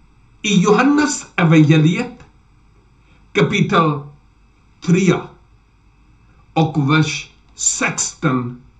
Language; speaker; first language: Swedish; non-native, learner; Urdu